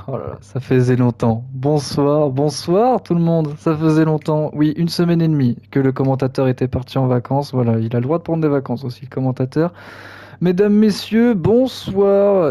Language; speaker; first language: French; native; French